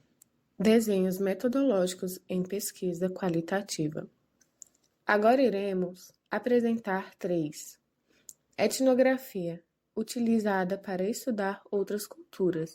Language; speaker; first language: Portuguese; native; Portuguese